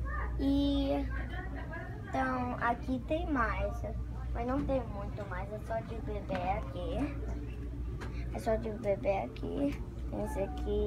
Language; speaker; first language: Portuguese; early bilingual, heritage; Portuguese